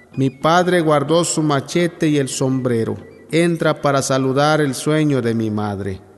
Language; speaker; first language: Spanish; non-native, local second language; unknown